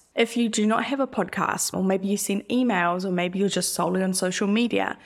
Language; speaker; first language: English; native; English